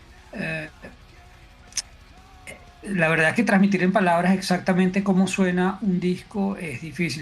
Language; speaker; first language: Spanish; native; Spanish